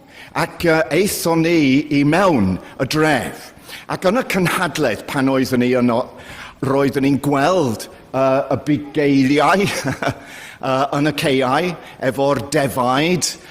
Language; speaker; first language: Welsh; non-native, fluent; English